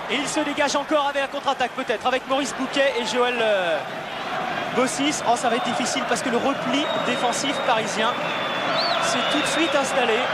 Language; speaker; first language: French; native; French